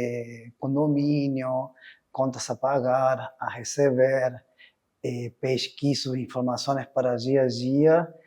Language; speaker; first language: Portuguese; non-native, fluent; Spanish